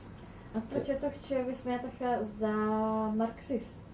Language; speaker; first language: Bulgarian; non-native, fluent; Czech